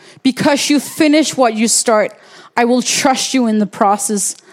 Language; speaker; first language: English; non-native, fluent; Danish